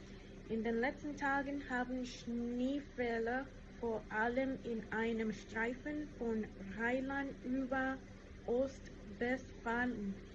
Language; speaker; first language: German; non-native, learner; English